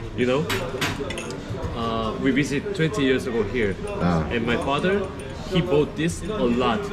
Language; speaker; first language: English; non-native, learner; Korean